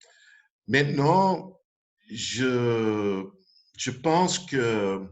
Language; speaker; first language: French; non-native, local second language; Dutch